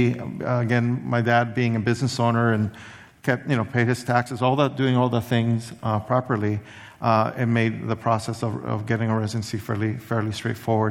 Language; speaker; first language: English; early bilingual, other home language; Spanish